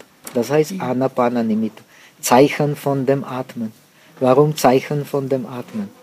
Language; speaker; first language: German; non-native, fluent; Czech